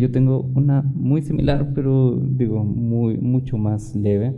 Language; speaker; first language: Spanish; native; Spanish